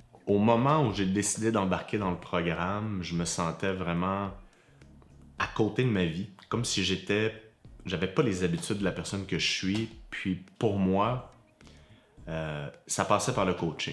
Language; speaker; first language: French; native; French